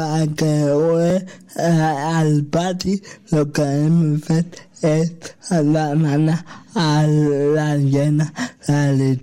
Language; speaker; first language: Catalan; non-native, local second language; Spanish